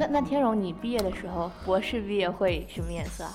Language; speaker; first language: Chinese; native; Chinese